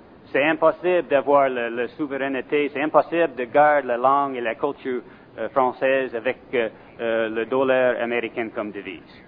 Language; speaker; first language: French; non-native, fluent; English